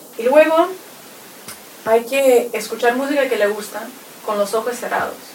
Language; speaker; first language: Spanish; non-native, fluent; Russian